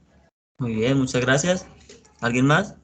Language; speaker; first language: Spanish; native; Spanish